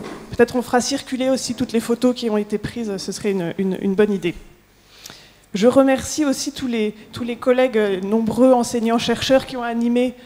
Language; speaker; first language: French; native; French